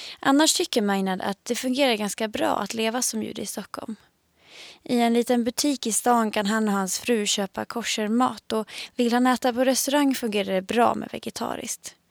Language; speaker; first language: Swedish; native; Swedish